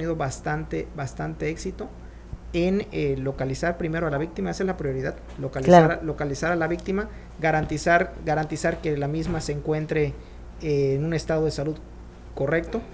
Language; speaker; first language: Spanish; native; Spanish